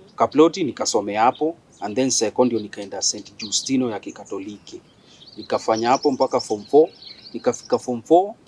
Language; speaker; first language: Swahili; native; Swahili